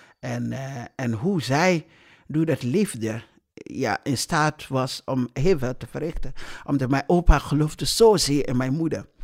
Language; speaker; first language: Dutch; non-native, fluent; English